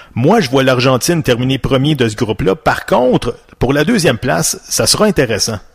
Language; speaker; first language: French; native; French